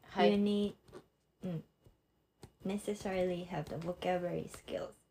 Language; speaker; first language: English; non-native, fluent; Japanese